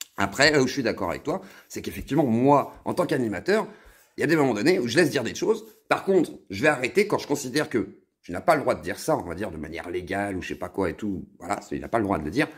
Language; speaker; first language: French; native; French